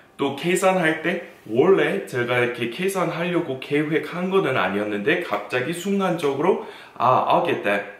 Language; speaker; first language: Korean; non-native, fluent; English